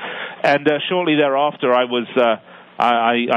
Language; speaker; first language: English; native; English